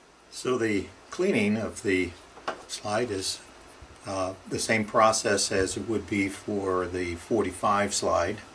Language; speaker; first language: English; native; English